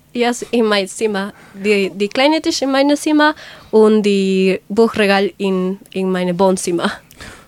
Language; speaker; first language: German; non-native, learner; Spanish